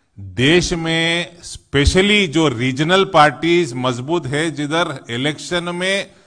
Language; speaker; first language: Hindi; non-native, local second language; Telugu